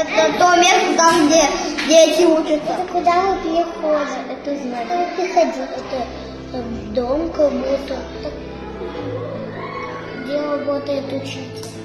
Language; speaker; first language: Russian; non-native, local second language; Kazakh